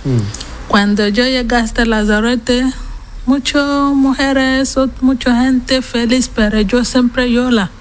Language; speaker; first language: Spanish; non-native, learner; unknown